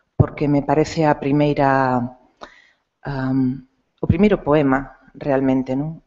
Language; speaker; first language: Galician; non-native, local second language; Spanish